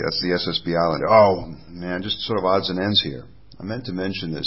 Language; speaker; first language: English; native; English